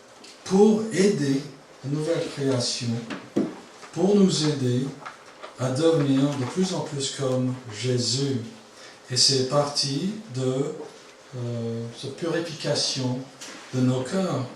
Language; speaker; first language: French; non-native, fluent; English